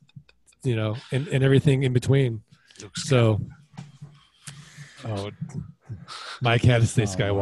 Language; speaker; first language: English; native; English